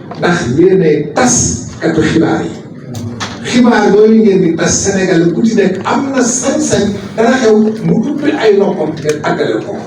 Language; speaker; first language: Wolof; non-native, local second language; Fula